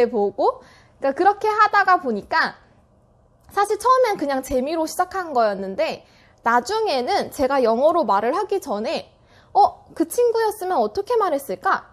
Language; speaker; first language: Korean; native; Korean